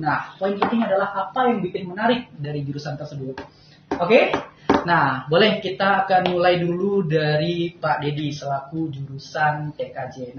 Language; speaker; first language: Indonesian; native; Indonesian